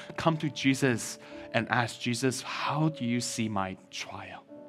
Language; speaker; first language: English; early bilingual, other home language; Chinese